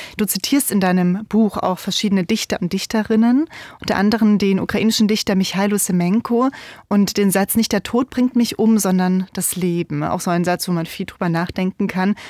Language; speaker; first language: German; native; German